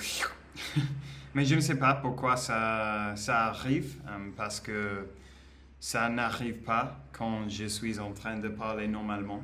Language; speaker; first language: French; non-native, learner; Spanish